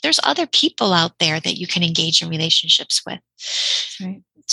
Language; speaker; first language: English; native; English